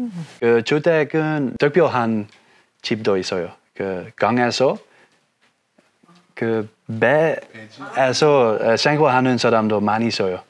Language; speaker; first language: Korean; non-native, learner; Dutch